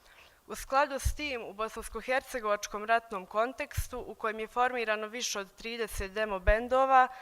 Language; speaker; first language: Bosnian; native; Bosnian